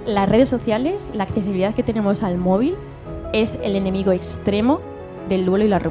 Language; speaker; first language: Spanish; native; Spanish